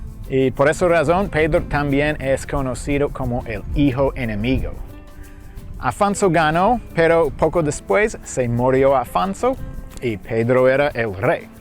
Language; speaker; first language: Spanish; non-native, fluent; English